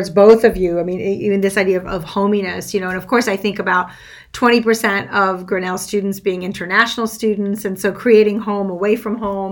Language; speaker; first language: English; non-native, fluent; French